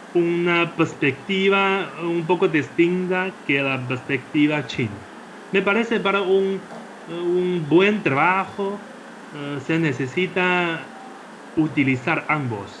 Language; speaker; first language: Spanish; non-native, fluent; Chinese